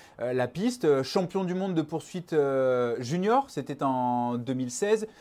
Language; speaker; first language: French; native; French